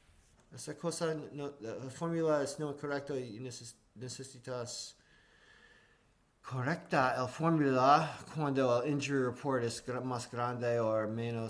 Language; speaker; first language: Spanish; non-native, learner; English